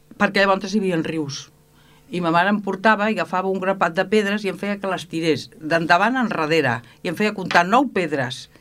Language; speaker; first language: Catalan; native; Catalan